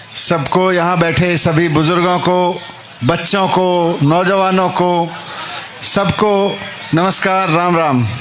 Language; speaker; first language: Hindi; native; Hindi